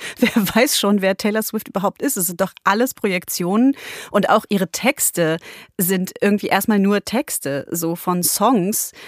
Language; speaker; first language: German; early bilingual, other home language; Polish